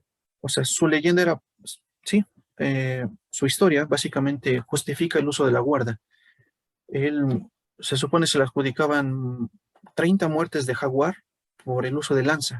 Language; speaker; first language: Spanish; native; Spanish